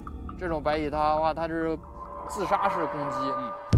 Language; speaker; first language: Chinese; native; Chinese